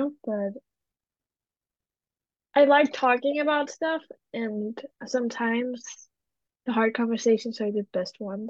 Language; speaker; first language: English; non-native, fluent; Danish